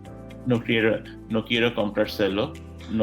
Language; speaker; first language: Spanish; non-native, learner; English